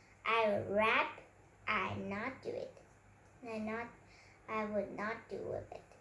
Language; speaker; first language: English; non-native, learner; Vietnamese